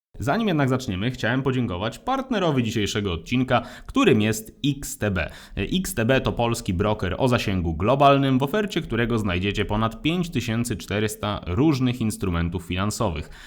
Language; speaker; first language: Polish; native; Polish